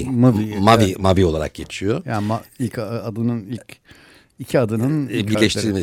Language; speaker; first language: Turkish; native; Turkish